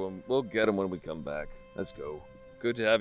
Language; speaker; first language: English; native; English